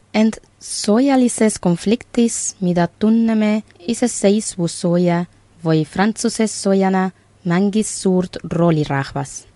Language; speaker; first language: Estonian; non-native, fluent; Spanish